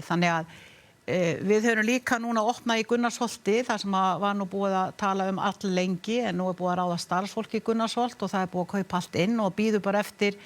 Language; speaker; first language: Icelandic; native; Icelandic